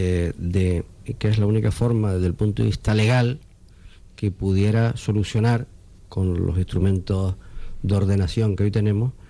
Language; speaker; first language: Spanish; native; Spanish